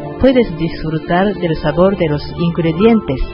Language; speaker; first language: Spanish; non-native, learner; Japanese